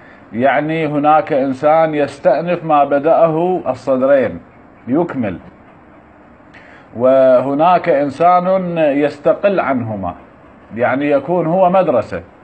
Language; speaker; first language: Arabic; native; Arabic